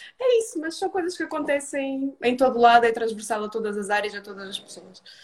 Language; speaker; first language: Portuguese; early bilingual, other home language; Russian